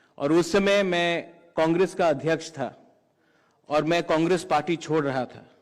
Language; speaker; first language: Hindi; non-native, local second language; Kok Borok